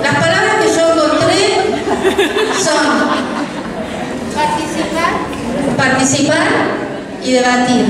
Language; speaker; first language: Spanish; native; Spanish